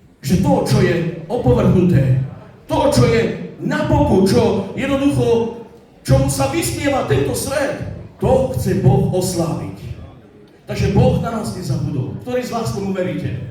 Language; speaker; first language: Slovak; non-native, local second language; Romany